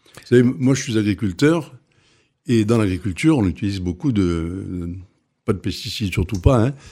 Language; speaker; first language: French; native; French